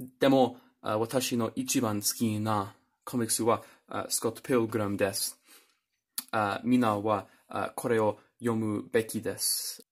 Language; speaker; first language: Japanese; non-native, learner; English